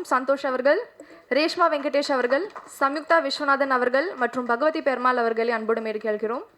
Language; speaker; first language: Tamil; native; Tamil